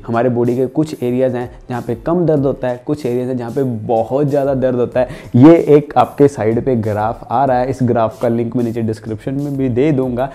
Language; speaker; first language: Hindi; non-native, local second language; Punjabi